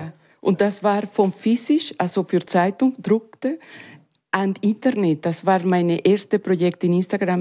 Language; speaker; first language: German; non-native, learner; Spanish